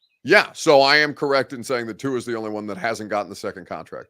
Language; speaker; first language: English; native; English